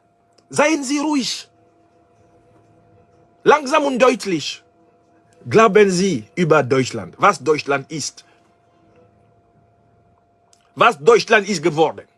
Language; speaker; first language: German; non-native, learner; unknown